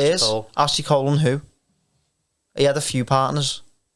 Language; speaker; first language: English; native; English